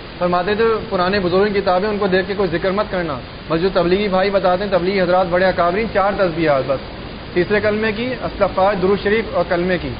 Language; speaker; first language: Urdu; native; Urdu